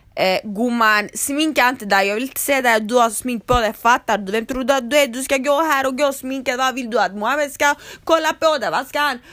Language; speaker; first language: Swedish; early bilingual, other home language; Croatian